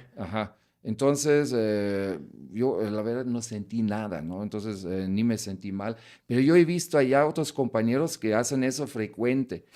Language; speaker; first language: Spanish; non-native, fluent; German